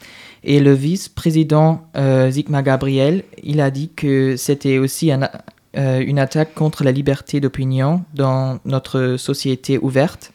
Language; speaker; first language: French; non-native, fluent; German